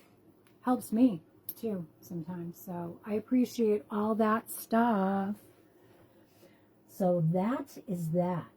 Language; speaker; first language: English; native; English